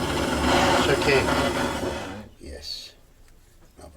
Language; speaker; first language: English; non-native, learner; Greek